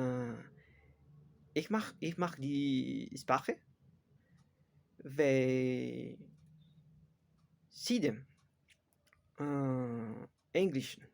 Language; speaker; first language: German; non-native, learner; Spanish